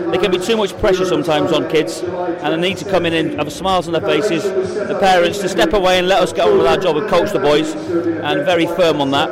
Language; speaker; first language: English; native; English